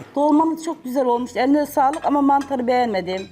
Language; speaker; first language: Turkish; native; Turkish